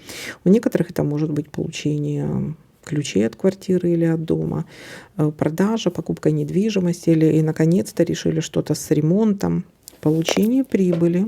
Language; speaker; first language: Russian; native; Russian